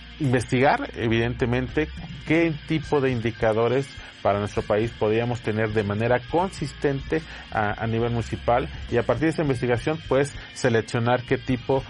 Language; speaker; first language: Spanish; native; Spanish